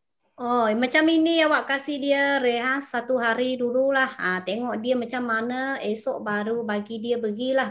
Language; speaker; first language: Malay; non-native, fluent; Vietnamese